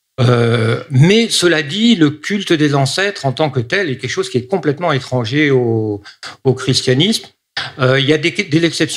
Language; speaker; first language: French; native; French